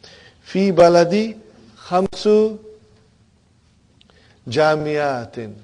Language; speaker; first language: Arabic; non-native, fluent; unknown